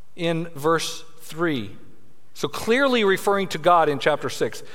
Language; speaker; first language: English; native; English